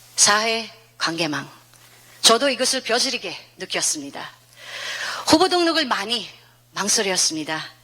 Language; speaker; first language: Korean; non-native, fluent; Filipino